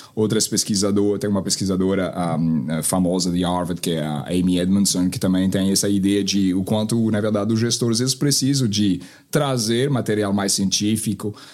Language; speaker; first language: Portuguese; non-native, fluent; French